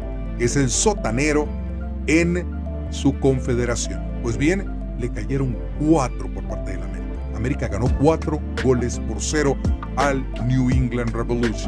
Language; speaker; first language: Spanish; native; Spanish